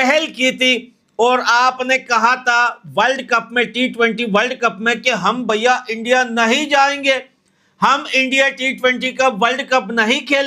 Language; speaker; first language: Hindi; native; Hindi